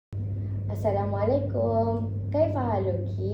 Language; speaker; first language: Arabic; non-native, learner; Malay